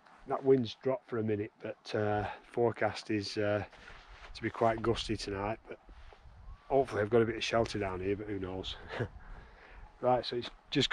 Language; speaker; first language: English; native; English